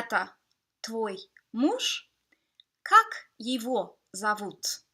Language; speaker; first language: Russian; non-native, fluent; English